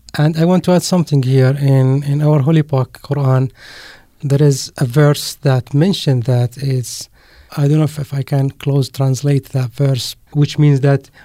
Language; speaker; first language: English; non-native, fluent; Arabic